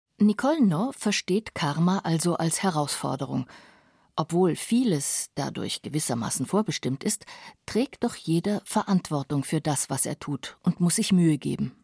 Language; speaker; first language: German; native; German